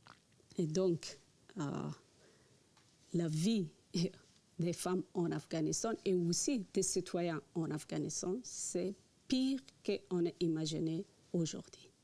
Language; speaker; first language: French; non-native, learner; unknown